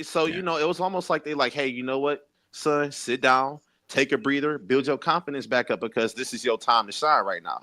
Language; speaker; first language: English; native; English